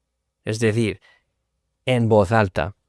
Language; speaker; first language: Spanish; non-native, fluent; English